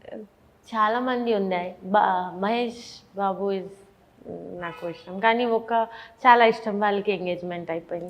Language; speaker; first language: Telugu; non-native, learner; Bangla